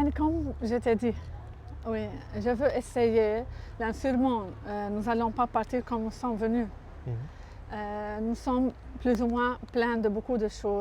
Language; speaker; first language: French; non-native, local second language; Arabic